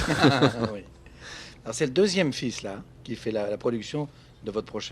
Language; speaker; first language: French; native; French